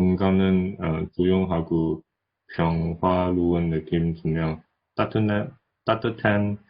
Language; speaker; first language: Korean; non-native, learner; Chinese